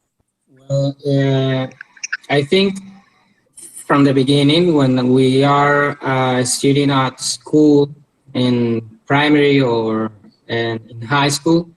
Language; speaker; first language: English; non-native, learner; Spanish